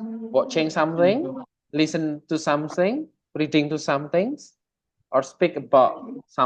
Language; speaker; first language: English; non-native, fluent; Indonesian